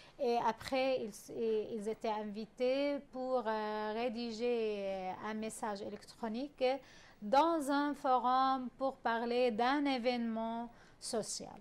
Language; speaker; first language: French; non-native, fluent; Arabic